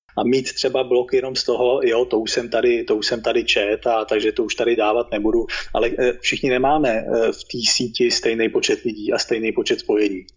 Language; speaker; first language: Czech; native; Czech